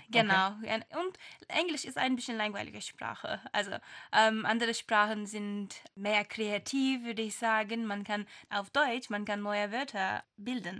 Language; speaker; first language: German; non-native, fluent; Turkish